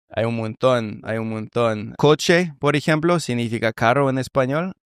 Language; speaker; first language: Spanish; non-native, fluent; English